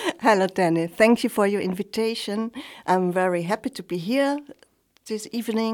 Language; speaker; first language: English; non-native, fluent; German